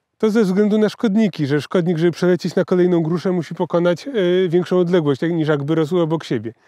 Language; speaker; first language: Polish; native; Polish